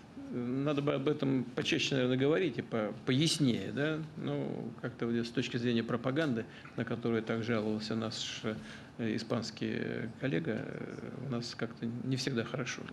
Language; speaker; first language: Russian; native; Russian